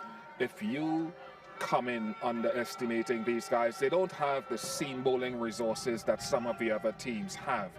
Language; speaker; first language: English; native; English